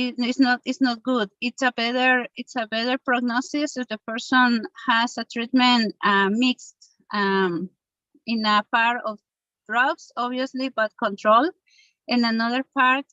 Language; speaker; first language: English; non-native, learner; Spanish